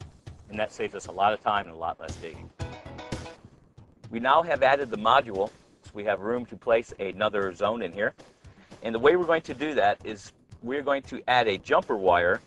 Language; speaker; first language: English; native; English